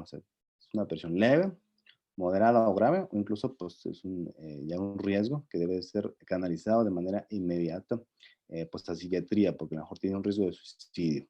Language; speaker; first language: Spanish; native; Spanish